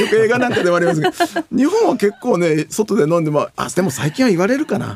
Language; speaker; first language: Japanese; native; Japanese